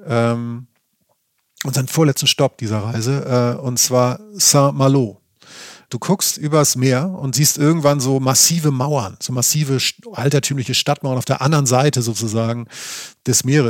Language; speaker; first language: German; native; German